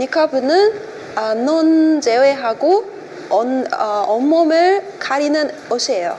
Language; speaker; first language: Korean; non-native, fluent; Arabic